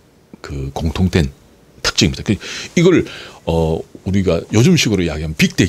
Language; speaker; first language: Korean; native; Korean